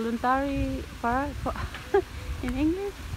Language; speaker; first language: English; non-native, local second language; Filipino